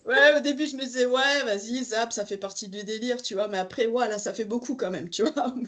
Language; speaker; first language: French; native; French